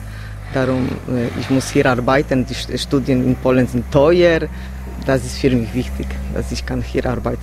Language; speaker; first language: German; non-native, learner; Polish